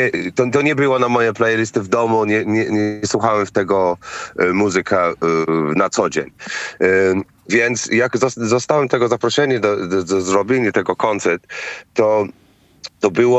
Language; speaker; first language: Polish; non-native, fluent; English